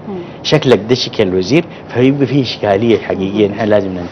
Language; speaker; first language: Arabic; native; Arabic